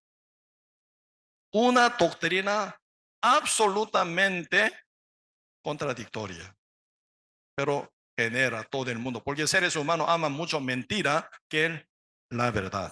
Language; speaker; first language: Spanish; non-native, learner; Korean